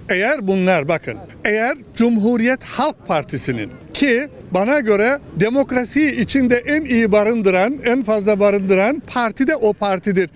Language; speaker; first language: Turkish; native; Turkish